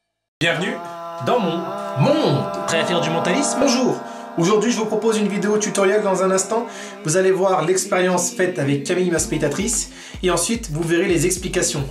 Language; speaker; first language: French; native; French